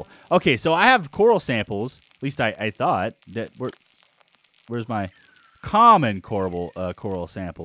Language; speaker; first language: English; native; English